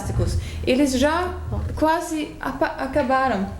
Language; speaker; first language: Portuguese; non-native, fluent; Swedish